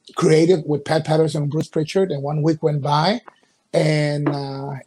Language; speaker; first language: English; early bilingual, other home language; Spanish